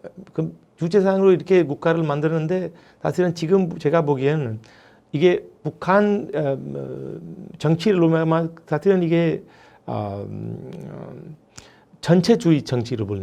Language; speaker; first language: Korean; non-native, fluent; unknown